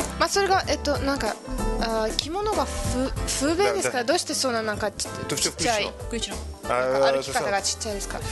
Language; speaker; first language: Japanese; non-native, fluent; Russian